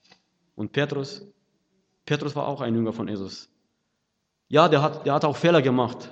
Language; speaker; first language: German; non-native, fluent; Russian